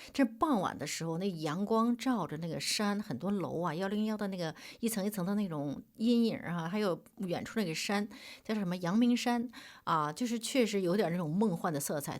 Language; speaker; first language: Chinese; native; Chinese